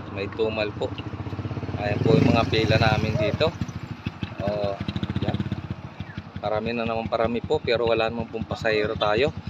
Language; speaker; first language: Filipino; native; Filipino